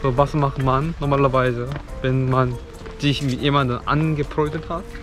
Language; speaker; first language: German; non-native, learner; Korean